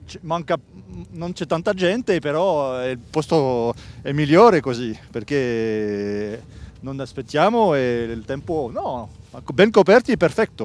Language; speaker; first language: Italian; non-native, learner; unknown